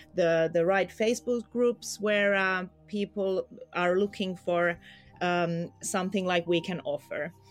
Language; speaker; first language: English; non-native, fluent; Finnish